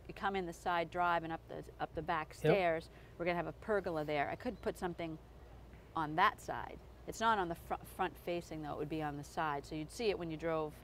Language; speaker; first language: English; native; English